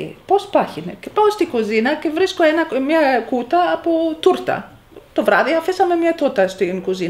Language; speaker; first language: Greek; non-native, fluent; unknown